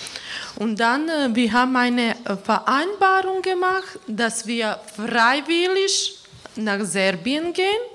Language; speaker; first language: German; non-native, learner; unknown